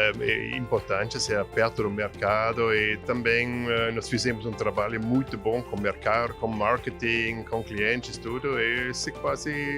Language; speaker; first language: Portuguese; non-native, fluent; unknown